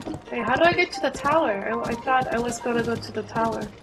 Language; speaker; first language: English; non-native, fluent; Korean